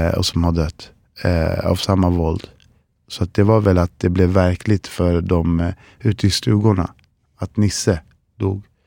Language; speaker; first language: Swedish; early bilingual, other home language; Spanish